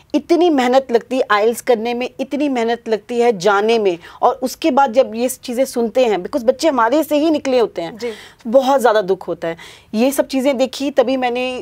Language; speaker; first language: Hindi; non-native, local second language; Punjabi